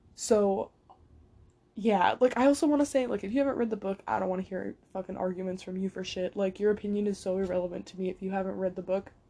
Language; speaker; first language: English; native; English